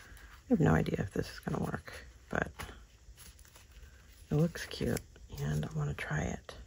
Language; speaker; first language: English; native; English